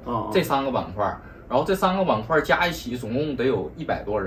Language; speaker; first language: Chinese; native; Chinese